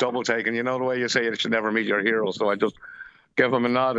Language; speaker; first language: English; native; English